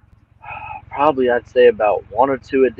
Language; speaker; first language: English; native; English